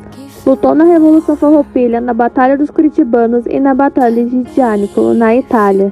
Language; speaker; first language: Portuguese; native; Portuguese